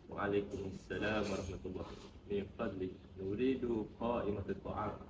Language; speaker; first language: Arabic; non-native, learner; Malay